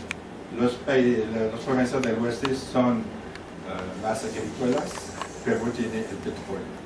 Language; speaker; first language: Spanish; non-native, learner; French